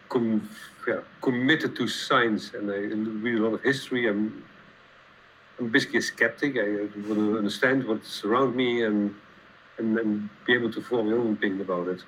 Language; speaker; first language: English; non-native, fluent; Dutch